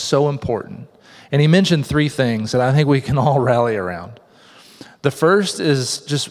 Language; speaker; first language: English; native; English